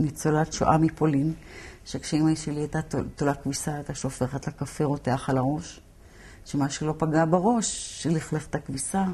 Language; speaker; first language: Hebrew; early bilingual, other home language; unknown